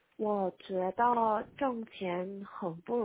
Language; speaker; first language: Chinese; non-native, learner; Korean